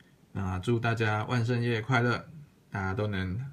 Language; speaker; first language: Chinese; native; Chinese